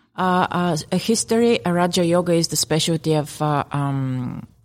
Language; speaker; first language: English; non-native, fluent; Bulgarian